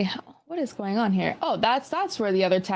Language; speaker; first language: English; native; English